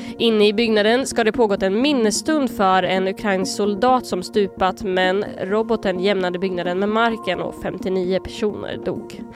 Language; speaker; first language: Swedish; native; Swedish